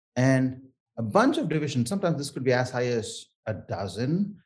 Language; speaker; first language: English; non-native, local second language; Tamil